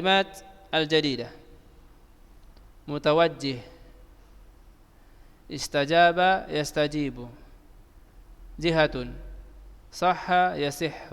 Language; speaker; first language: Arabic; non-native, fluent; Indonesian